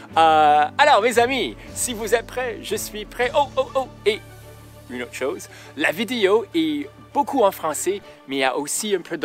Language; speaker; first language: French; non-native, local second language; English